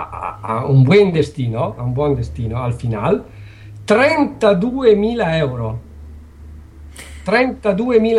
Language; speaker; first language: Spanish; non-native, learner; Italian